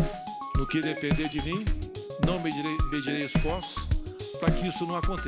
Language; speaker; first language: Portuguese; native; Portuguese